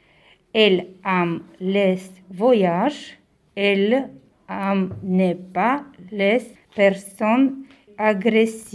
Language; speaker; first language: French; non-native, learner; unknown